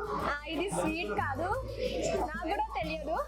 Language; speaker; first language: Telugu; non-native, learner; Hindi